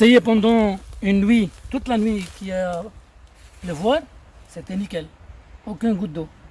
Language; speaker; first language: French; non-native, learner; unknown